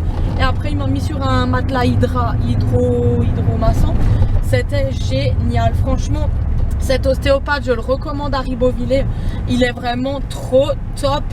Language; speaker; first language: French; native; French